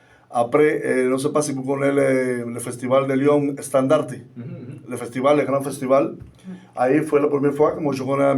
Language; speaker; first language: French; non-native, learner; Spanish